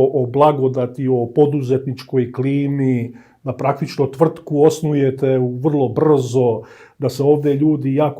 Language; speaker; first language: Bosnian; native; Bosnian